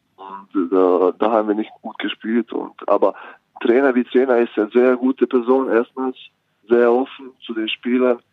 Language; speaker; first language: German; non-native, fluent; Bosnian